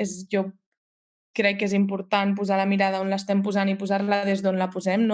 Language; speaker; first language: Catalan; native; Catalan